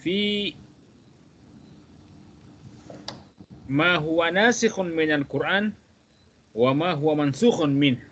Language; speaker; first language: Arabic; non-native, fluent; Malay